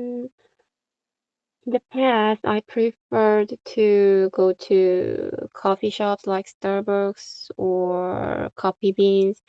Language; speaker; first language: English; non-native, fluent; Korean